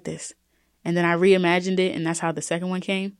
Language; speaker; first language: English; native; English